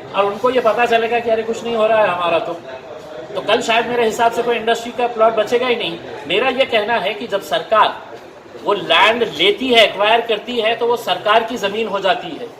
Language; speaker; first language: Hindi; non-native, local second language; Marathi